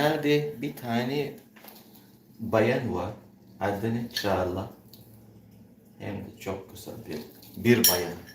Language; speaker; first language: Turkish; non-native, learner; Filipino